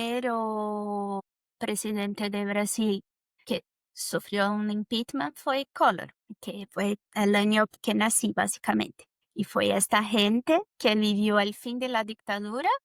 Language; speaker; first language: Spanish; non-native, fluent; Portuguese